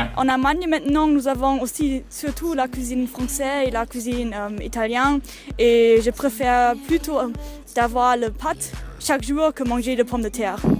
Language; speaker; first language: French; non-native, learner; German